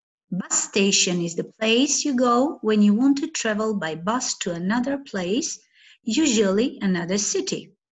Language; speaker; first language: English; non-native, fluent; Macedonian